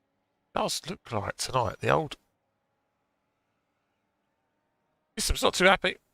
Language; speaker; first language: English; native; English